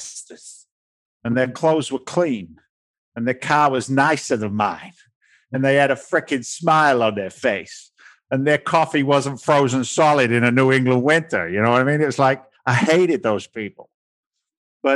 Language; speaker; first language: English; native; English